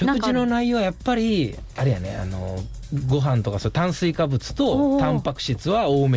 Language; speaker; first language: Japanese; native; Japanese